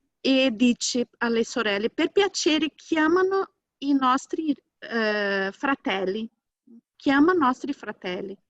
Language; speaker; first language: Italian; non-native, fluent; Portuguese